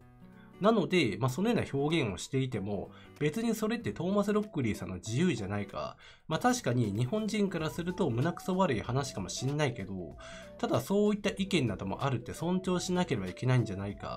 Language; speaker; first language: Japanese; native; Japanese